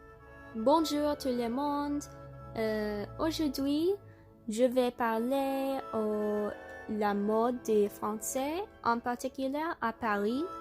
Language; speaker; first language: French; non-native, learner; English